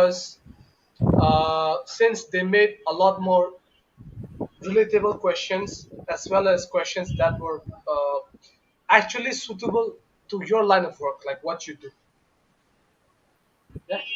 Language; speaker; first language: English; non-native, local second language; Bangla